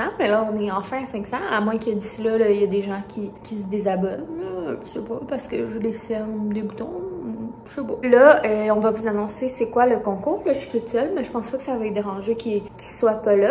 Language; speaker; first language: French; native; French